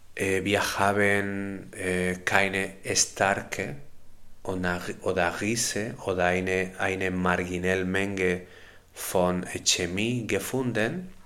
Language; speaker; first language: German; non-native, learner; Spanish